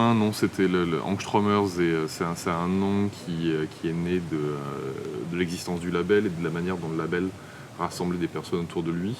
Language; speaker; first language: French; native; French